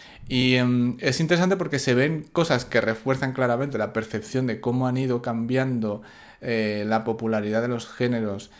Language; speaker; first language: Spanish; native; Spanish